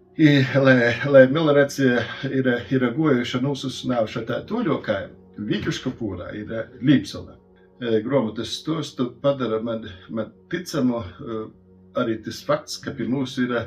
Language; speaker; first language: Latvian; native; Latvian